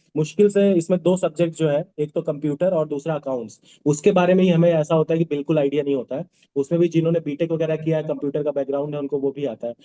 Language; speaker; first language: Hindi; non-native, local second language; Bhojpuri